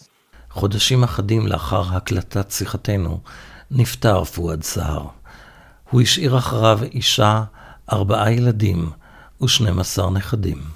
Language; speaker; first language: Hebrew; native; Hebrew